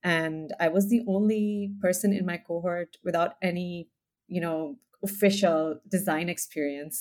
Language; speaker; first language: English; non-native, local second language; Hindi